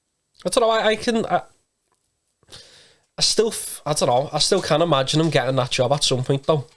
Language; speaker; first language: English; native; English